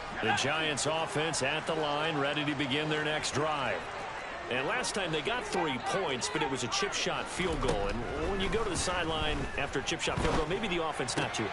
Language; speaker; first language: English; native; English